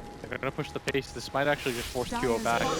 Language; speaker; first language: English; native; English